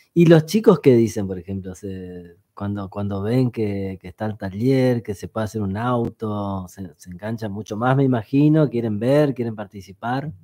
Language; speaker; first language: Spanish; native; Spanish